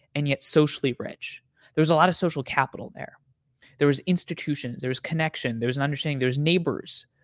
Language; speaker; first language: English; native; English